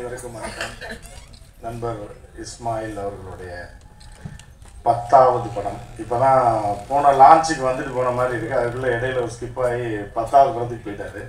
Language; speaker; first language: Tamil; native; Tamil